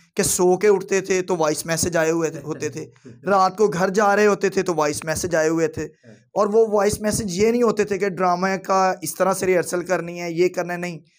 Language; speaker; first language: Urdu; non-native, local second language; Punjabi